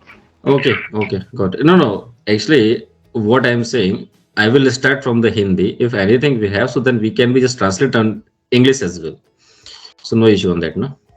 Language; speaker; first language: English; non-native, local second language; Hindi